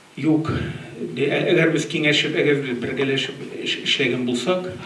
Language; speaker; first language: Tatar; native; Tatar